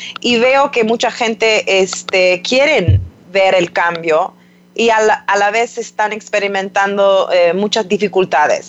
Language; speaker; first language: Spanish; non-native, fluent; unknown